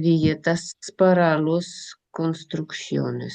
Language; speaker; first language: Spanish; non-native, learner; Russian